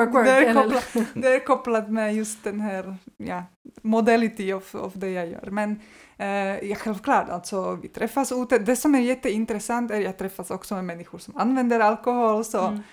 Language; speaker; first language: Swedish; non-native, fluent; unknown